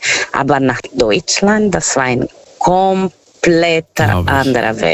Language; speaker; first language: German; non-native, learner; Portuguese